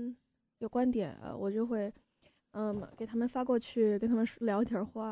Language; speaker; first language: Chinese; early bilingual, heritage; Chinese